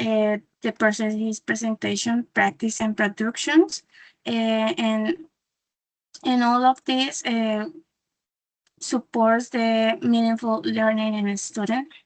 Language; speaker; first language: English; non-native, learner; Spanish